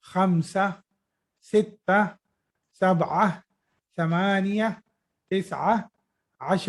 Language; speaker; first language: Arabic; non-native, fluent; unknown